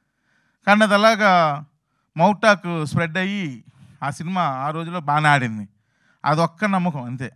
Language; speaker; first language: Telugu; native; Telugu